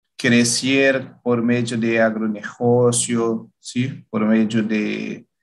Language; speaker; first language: Spanish; non-native, learner; Portuguese